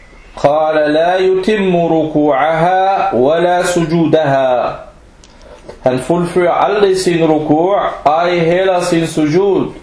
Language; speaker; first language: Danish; non-native, fluent; Arabic